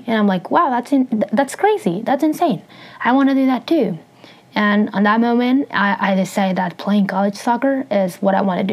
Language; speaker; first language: English; non-native, fluent; Spanish